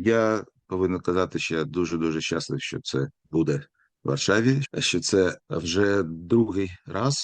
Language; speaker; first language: Ukrainian; non-native, local second language; Russian